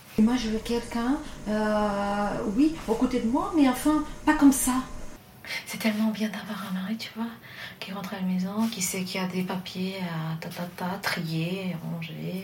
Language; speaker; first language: French; non-native, fluent; Portuguese